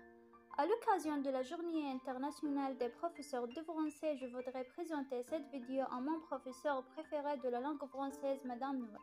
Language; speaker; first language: French; non-native, fluent; Arabic